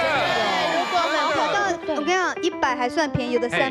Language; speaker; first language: Chinese; native; Chinese